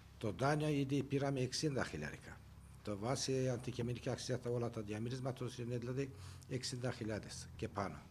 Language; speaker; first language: Greek; non-native, fluent; Russian